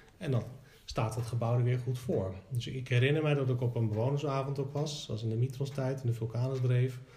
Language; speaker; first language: Dutch; native; Dutch